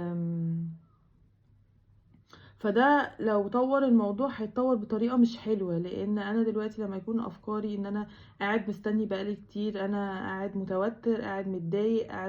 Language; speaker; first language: Arabic; native; Arabic